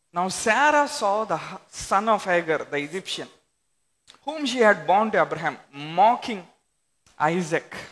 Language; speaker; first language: English; non-native, local second language; Telugu